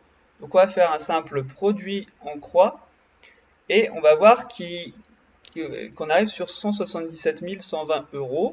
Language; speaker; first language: French; native; French